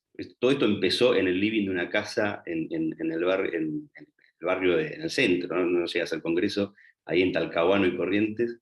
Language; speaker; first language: Spanish; native; Spanish